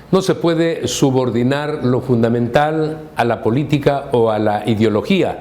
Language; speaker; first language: Spanish; native; Spanish